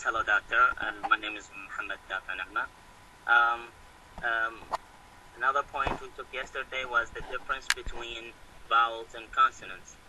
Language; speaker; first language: English; non-native, learner; Arabic